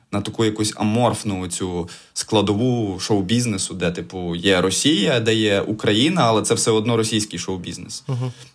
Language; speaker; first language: Ukrainian; native; Ukrainian